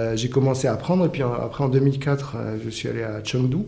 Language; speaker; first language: French; native; French